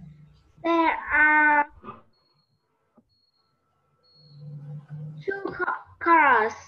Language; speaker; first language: English; non-native, learner; Vietnamese